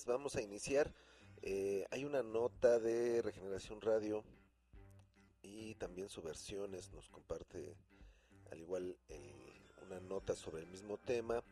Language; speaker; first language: Spanish; native; Spanish